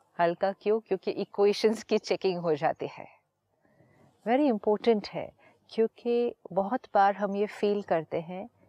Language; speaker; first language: Hindi; native; Hindi